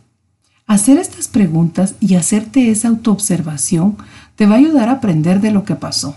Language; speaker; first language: Spanish; native; Spanish